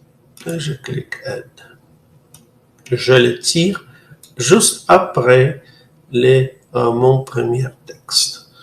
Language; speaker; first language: French; non-native, fluent; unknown